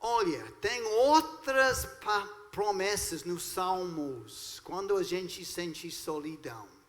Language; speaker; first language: Portuguese; non-native, fluent; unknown